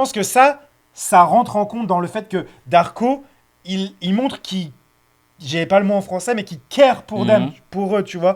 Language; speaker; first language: French; native; French